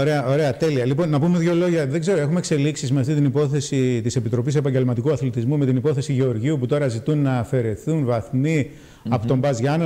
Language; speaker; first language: Greek; native; Greek